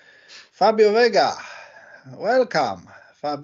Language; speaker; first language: English; non-native, learner; Polish